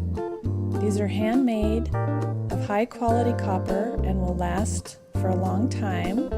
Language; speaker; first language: English; native; English